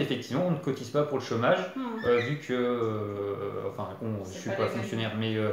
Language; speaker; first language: French; native; French